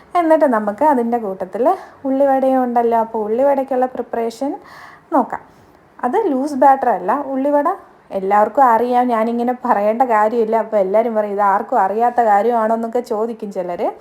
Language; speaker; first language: Malayalam; native; Malayalam